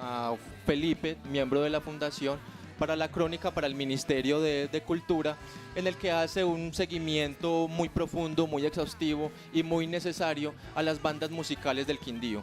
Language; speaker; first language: Spanish; native; Spanish